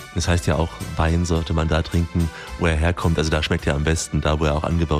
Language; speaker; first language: German; native; German